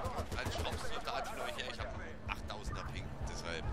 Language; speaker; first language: German; native; German